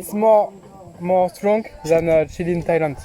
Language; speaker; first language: English; non-native, learner; French